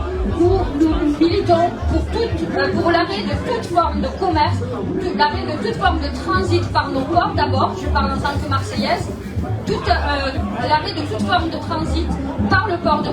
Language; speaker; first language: French; native; French